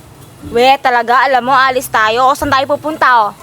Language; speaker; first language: Filipino; native; Filipino